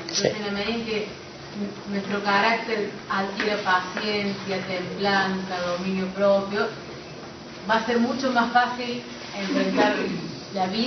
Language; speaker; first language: Spanish; native; Spanish